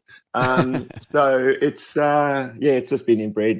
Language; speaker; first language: English; native; English